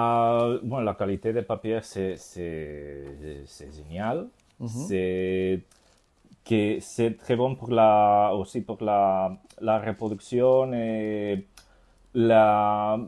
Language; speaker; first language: French; non-native, learner; Spanish